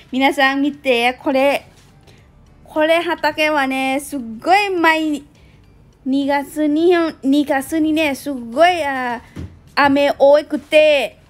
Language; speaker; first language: Japanese; non-native, learner; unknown